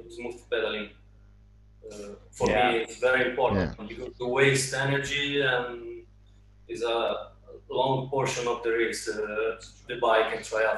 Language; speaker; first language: English; non-native, learner; Italian